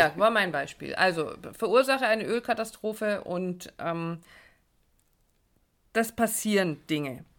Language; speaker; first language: German; native; German